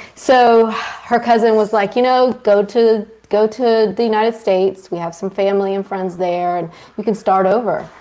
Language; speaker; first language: English; early bilingual, other home language; Spanish